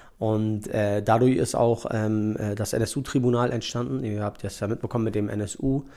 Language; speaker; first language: German; early bilingual, other home language; Turkish